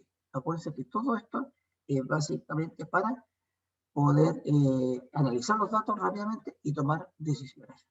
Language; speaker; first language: Spanish; native; Spanish